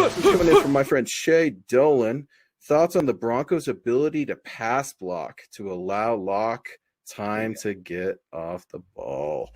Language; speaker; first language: English; native; English